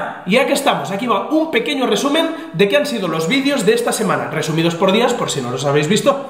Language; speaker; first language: Spanish; native; Spanish